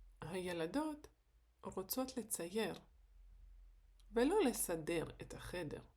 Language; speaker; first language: Hebrew; non-native, fluent; Ukrainian